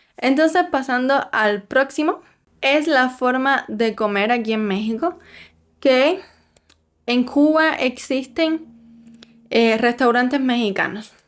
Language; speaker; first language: Spanish; native; Spanish